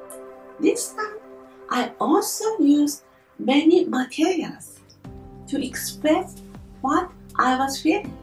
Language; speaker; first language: English; non-native, learner; Japanese